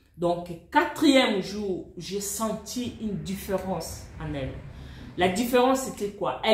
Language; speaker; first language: French; non-native, local second language; Swahili